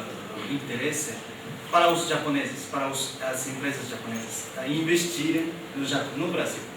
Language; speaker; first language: Portuguese; non-native, fluent; Japanese